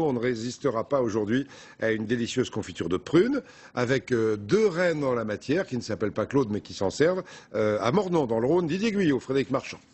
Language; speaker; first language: French; native; French